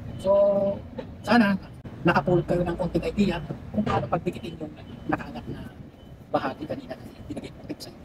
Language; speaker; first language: Filipino; native; Filipino